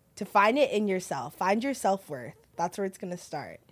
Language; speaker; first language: English; early bilingual, other home language; Filipino